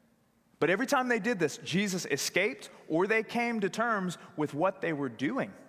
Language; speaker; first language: English; native; English